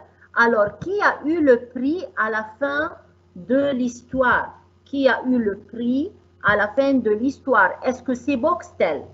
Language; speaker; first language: French; non-native, fluent; Arabic